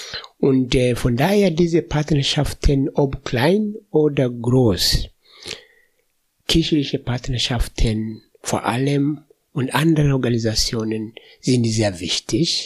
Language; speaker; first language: German; non-native, fluent; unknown